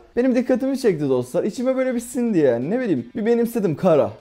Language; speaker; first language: Turkish; native; Turkish